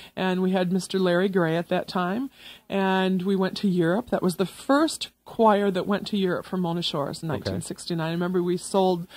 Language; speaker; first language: English; native; English